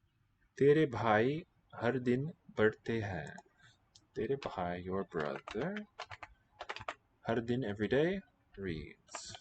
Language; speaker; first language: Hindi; non-native, learner; English